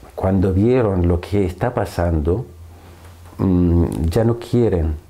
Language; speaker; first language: Spanish; non-native, fluent; Arabic